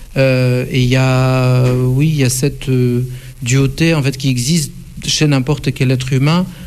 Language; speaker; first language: French; non-native, fluent; Russian